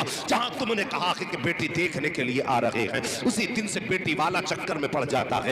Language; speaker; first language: Urdu; native; Urdu